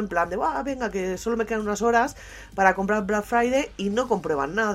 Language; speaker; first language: Spanish; native; Spanish